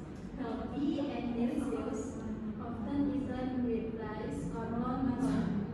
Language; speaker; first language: English; non-native, learner; Indonesian